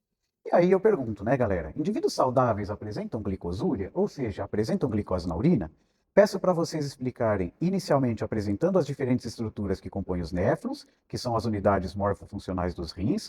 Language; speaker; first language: Portuguese; native; Portuguese